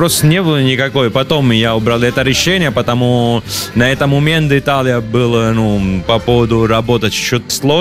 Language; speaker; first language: Russian; non-native, learner; Italian